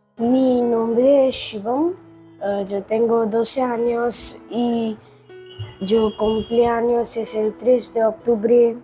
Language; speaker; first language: Spanish; non-native, learner; Hindi